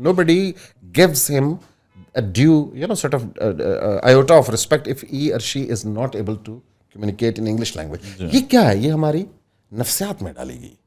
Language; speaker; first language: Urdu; non-native, local second language; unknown